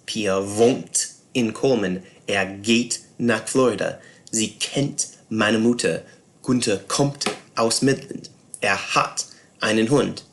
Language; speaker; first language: German; non-native, fluent; English